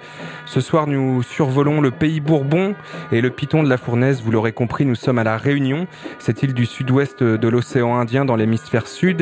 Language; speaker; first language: French; native; French